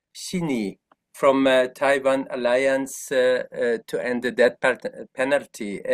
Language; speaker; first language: English; non-native, fluent; Persian